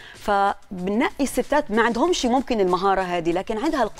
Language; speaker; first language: Arabic; native; Arabic